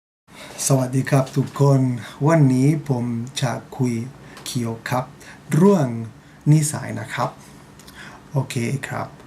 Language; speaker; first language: Thai; non-native, fluent; Catalan